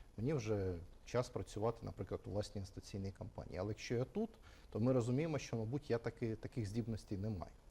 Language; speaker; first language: Ukrainian; native; Ukrainian